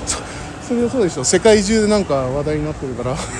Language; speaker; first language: Japanese; early bilingual, heritage; Japanese